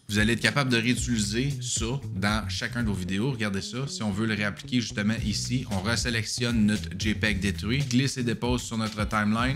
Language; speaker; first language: French; native; French